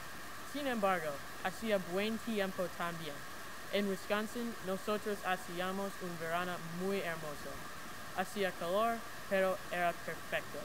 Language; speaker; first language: Spanish; non-native, learner; English